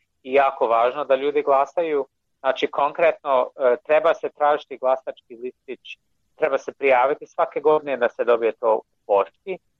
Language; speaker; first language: Croatian; non-native, fluent; English